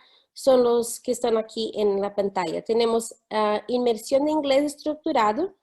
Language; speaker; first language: Spanish; non-native, fluent; English